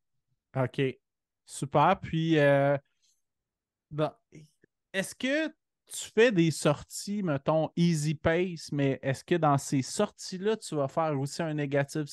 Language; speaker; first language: French; native; French